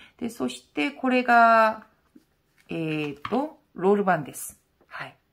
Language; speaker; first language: Japanese; non-native, fluent; Korean